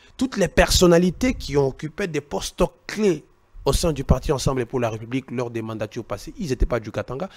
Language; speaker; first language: French; non-native, local second language; Luba-Lulua